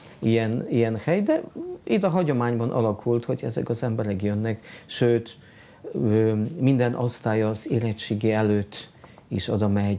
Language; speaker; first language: Hungarian; non-native, fluent; Polish